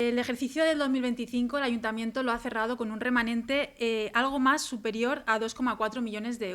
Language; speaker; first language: Spanish; native; Spanish